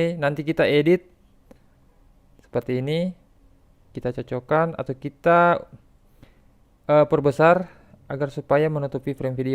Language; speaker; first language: Indonesian; native; Indonesian